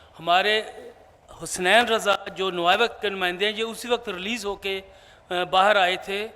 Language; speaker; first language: Urdu; non-native, local second language; Punjabi